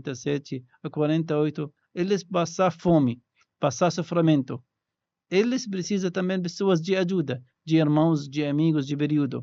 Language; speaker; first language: Portuguese; non-native, learner; Arabic